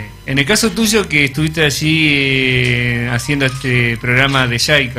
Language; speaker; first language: Spanish; native; Spanish